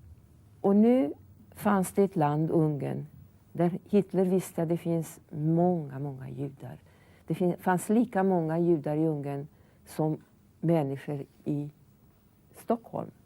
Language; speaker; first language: Swedish; non-native, fluent; Hungarian